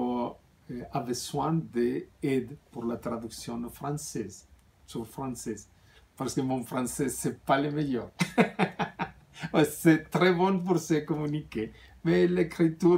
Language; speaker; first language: French; non-native, fluent; Spanish